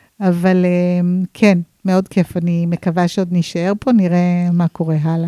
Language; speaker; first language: Hebrew; non-native, fluent; English